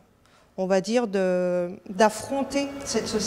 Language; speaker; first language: French; native; French